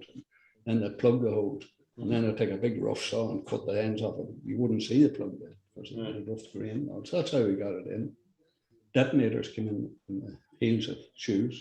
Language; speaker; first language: English; native; English